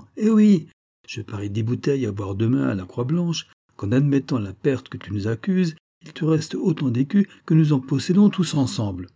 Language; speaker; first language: French; native; French